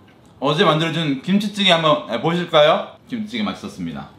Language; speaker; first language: Korean; native; Korean